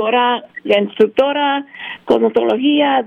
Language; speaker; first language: Spanish; early bilingual, heritage; Spanish